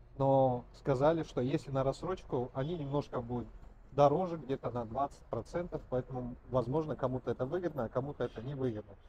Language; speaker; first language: Russian; non-native, local second language; Kazakh